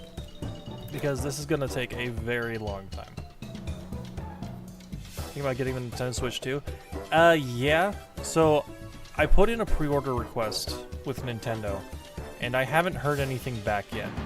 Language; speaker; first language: English; native; English